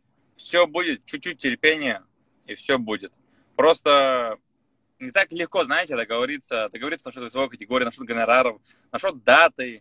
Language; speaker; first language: Russian; native; Russian